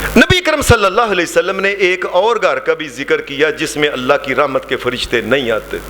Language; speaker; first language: Urdu; non-native, local second language; Punjabi